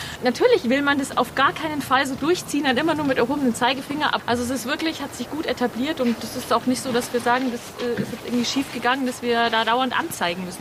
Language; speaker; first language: German; native; German